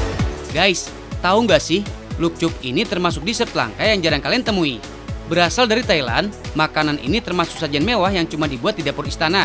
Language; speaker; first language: Indonesian; native; Indonesian